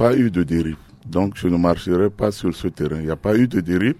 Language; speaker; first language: French; non-native, local second language; Sango